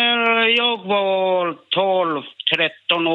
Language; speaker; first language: Swedish; non-native, learner; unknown